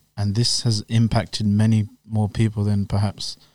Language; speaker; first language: English; native; English